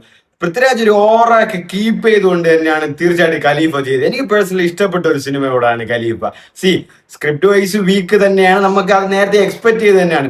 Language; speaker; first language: Malayalam; native; Malayalam